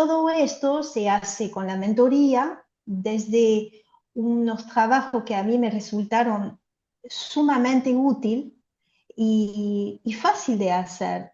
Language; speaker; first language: Spanish; non-native, fluent; French